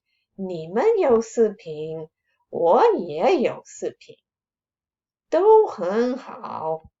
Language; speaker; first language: Chinese; non-native, fluent; English